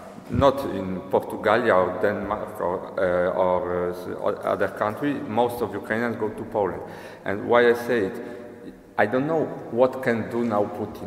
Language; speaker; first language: English; non-native, fluent; Polish